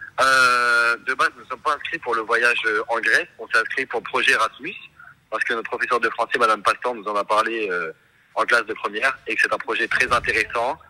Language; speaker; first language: French; non-native, local second language; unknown